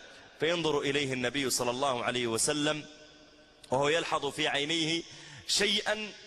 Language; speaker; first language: Arabic; native; Arabic